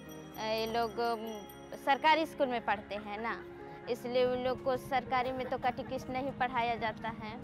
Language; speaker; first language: Hindi; non-native, local second language; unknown